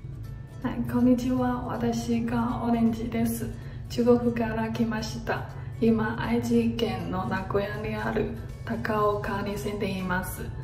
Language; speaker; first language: Japanese; non-native, learner; Chinese